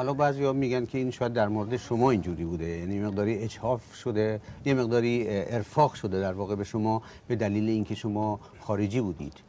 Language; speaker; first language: Persian; native; Persian